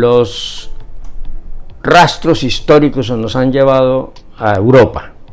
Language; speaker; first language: Spanish; native; Spanish